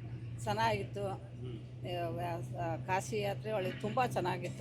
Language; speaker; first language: Kannada; non-native, local second language; Telugu